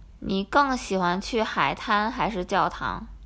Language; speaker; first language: Chinese; non-native, learner; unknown